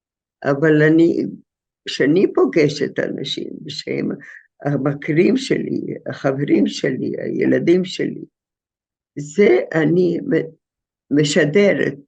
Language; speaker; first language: Hebrew; non-native, fluent; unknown